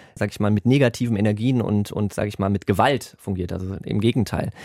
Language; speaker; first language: German; native; German